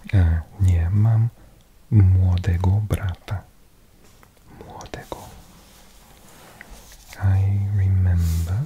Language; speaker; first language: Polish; non-native, learner; English